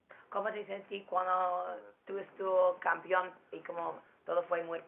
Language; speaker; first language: Spanish; non-native, learner; English